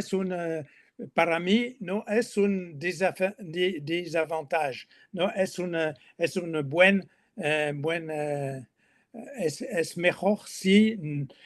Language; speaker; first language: Spanish; non-native, learner; French